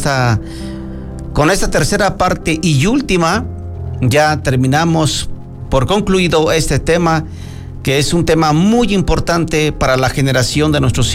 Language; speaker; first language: Spanish; non-native, local second language; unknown